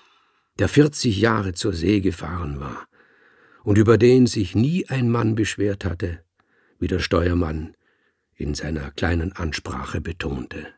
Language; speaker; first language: German; native; German